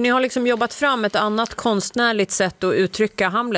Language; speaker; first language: Swedish; native; Swedish